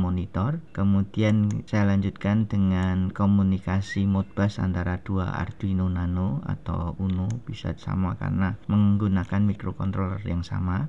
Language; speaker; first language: Indonesian; native; Indonesian